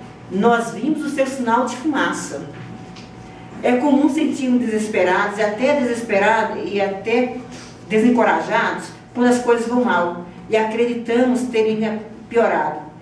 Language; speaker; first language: Portuguese; native; Portuguese